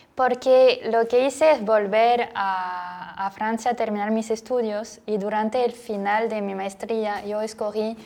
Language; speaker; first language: Spanish; non-native, fluent; French